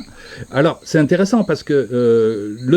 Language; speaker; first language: French; native; French